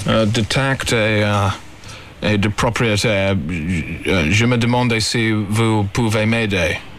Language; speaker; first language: French; non-native, learner; English